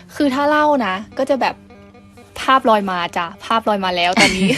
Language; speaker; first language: Thai; native; Thai